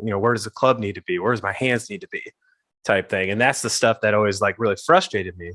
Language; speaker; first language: English; native; English